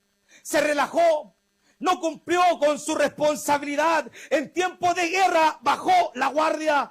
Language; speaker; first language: Spanish; native; Spanish